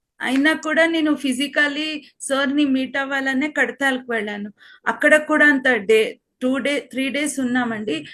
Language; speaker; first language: Telugu; non-native, local second language; Kannada